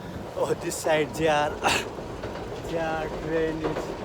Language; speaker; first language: English; non-native, learner; Nepali